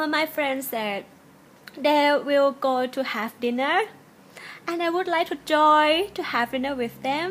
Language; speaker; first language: English; non-native, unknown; Thai